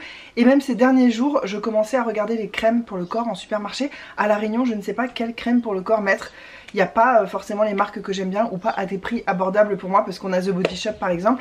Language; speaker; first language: French; native; French